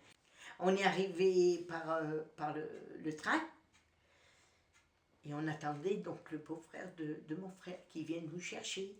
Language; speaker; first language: French; native; French